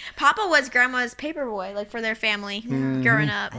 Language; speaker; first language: English; native; English